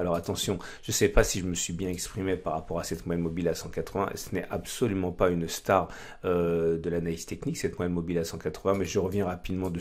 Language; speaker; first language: French; native; French